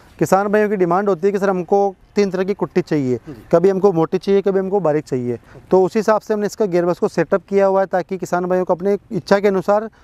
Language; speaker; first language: Hindi; native; Hindi